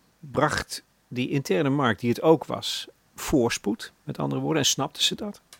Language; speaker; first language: Dutch; native; Dutch